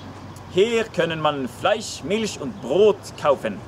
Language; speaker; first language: German; non-native, learner; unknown